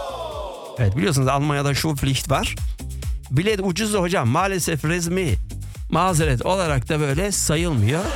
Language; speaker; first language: Turkish; early bilingual, heritage; Turkish